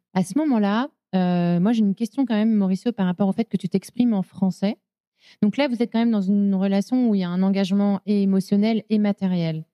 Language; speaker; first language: French; native; French